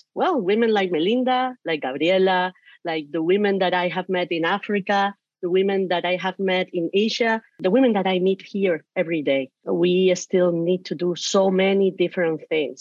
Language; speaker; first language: English; non-native, fluent; Spanish